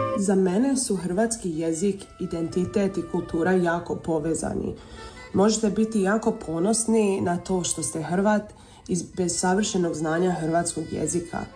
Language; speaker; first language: Serbian; early bilingual, heritage; Croatian